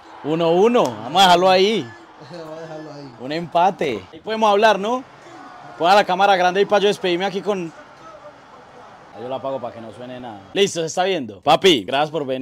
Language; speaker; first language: Spanish; native; Spanish